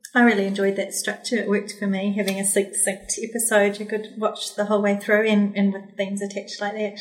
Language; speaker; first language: English; native; English